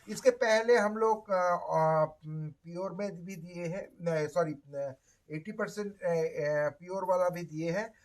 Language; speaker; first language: Hindi; non-native, local second language; Bangla